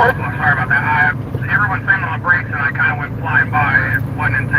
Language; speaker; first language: English; native; English